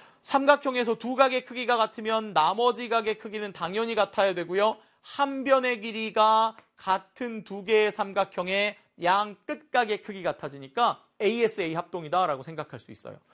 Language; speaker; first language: Korean; native; Korean